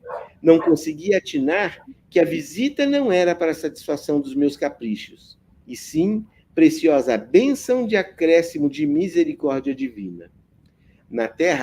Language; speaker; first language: Portuguese; native; Portuguese